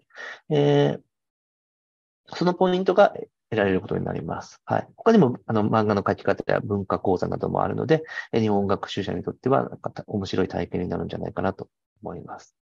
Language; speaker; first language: Japanese; native; Japanese